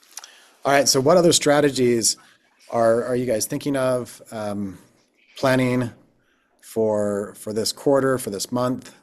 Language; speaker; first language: English; native; English